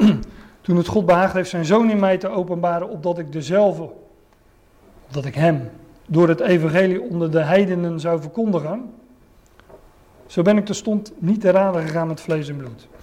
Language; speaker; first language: Dutch; native; Dutch